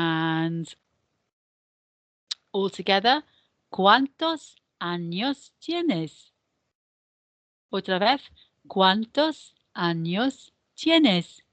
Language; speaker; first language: Spanish; non-native, fluent; English